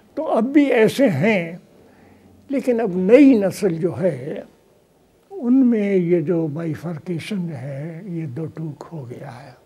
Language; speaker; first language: Urdu; native; Urdu